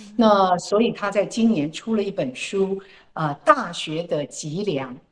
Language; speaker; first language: Chinese; native; Chinese